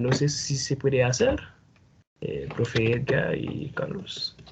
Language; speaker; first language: Spanish; non-native, fluent; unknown